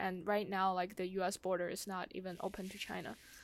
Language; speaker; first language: English; non-native, fluent; Chinese